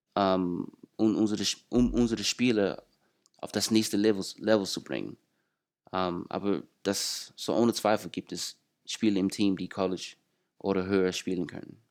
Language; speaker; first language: German; non-native, fluent; English